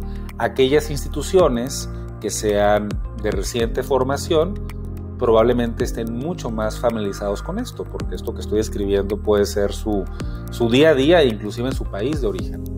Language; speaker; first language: Spanish; native; Spanish